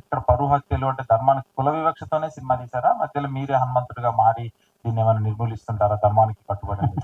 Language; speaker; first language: Telugu; native; Telugu